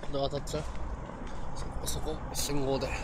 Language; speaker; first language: Japanese; native; Japanese